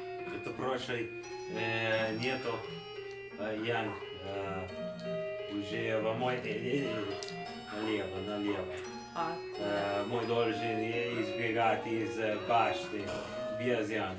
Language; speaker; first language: Russian; non-native, learner; English